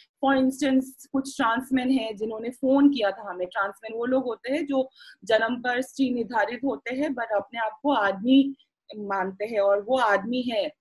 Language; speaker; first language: Hindi; non-native, local second language; Assamese